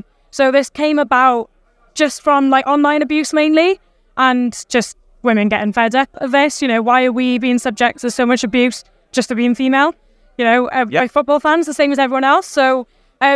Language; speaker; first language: English; native; English